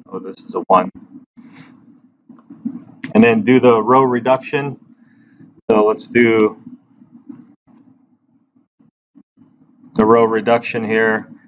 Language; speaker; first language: English; native; English